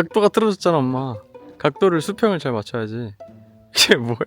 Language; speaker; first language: Korean; native; Korean